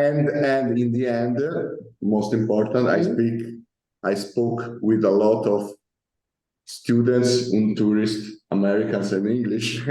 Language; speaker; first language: English; non-native, learner; Italian